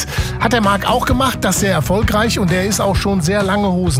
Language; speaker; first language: German; native; German